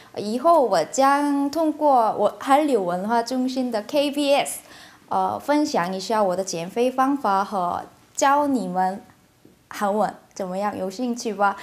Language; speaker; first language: Chinese; non-native, fluent; Korean